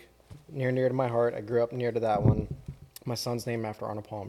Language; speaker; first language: English; native; English